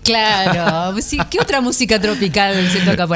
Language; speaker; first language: Spanish; native; Spanish